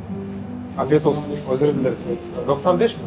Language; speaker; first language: Turkish; non-native, fluent; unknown